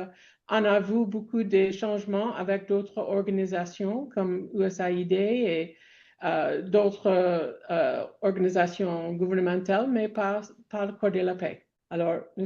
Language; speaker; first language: French; non-native, fluent; English